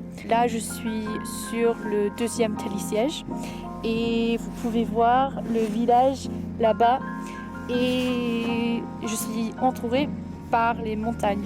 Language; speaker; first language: French; non-native, fluent; English